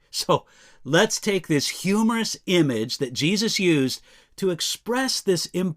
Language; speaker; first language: English; native; English